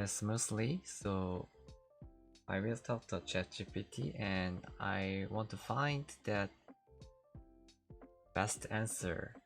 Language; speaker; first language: English; non-native, learner; Korean